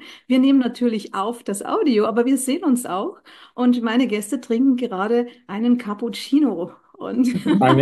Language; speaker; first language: German; native; German